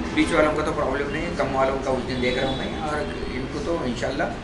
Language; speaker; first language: Hindi; non-native, local second language; Marathi